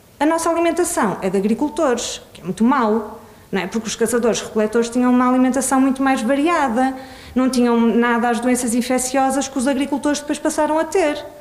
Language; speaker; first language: Portuguese; early bilingual, other home language; Swedish